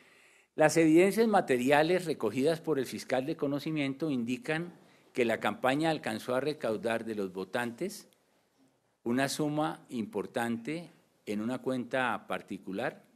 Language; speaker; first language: Spanish; native; Spanish